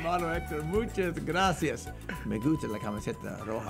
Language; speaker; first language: Spanish; non-native, fluent; English